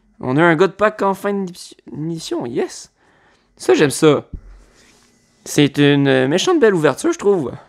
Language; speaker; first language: French; native; French